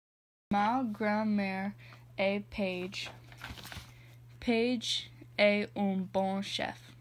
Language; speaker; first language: French; non-native, learner; English